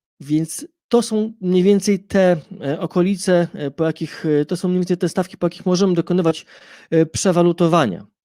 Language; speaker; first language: Polish; native; Polish